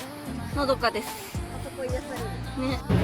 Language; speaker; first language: Japanese; native; Japanese